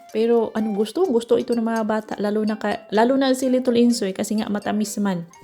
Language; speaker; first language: Filipino; non-native, local second language; Cebuano